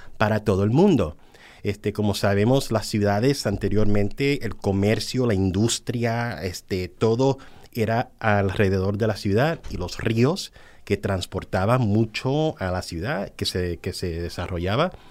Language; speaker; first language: Spanish; early bilingual, heritage; English